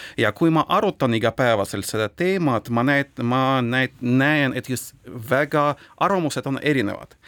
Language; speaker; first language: Estonian; non-native, local second language; Russian